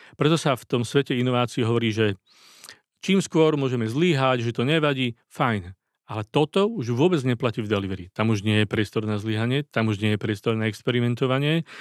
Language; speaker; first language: Slovak; native; Slovak